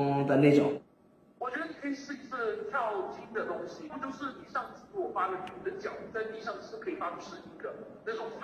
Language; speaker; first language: Chinese; native; Chinese